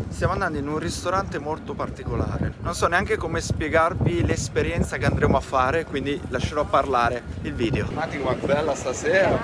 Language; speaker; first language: Italian; native; Italian